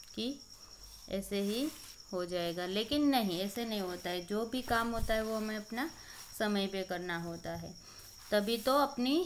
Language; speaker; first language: Hindi; non-native, local second language; Gujarati